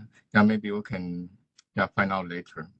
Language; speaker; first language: English; non-native, fluent; Chinese